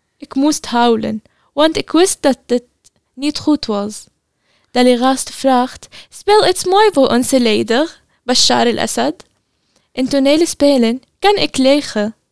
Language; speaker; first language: Dutch; non-native, learner; Arabic